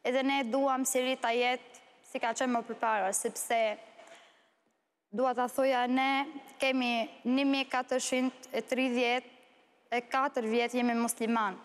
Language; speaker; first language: Albanian; non-native, learner; Arabic